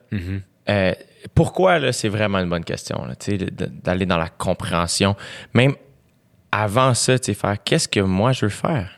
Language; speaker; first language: French; native; French